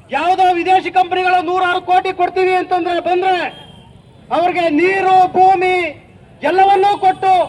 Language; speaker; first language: Kannada; native; Kannada